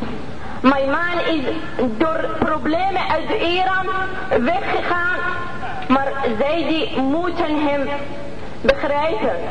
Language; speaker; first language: Dutch; non-native, learner; Persian